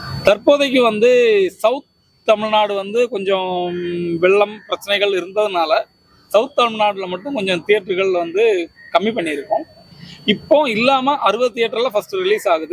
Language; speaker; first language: Tamil; native; Tamil